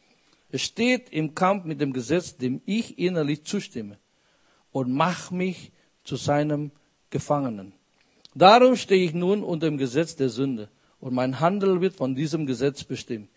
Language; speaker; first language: German; non-native, fluent; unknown